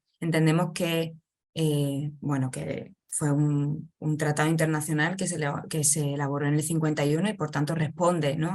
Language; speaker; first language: Spanish; native; Spanish